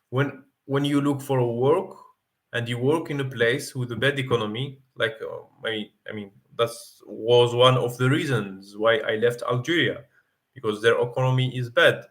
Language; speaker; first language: English; non-native, fluent; Arabic